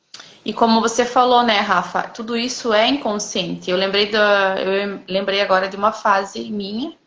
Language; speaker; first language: Portuguese; native; Portuguese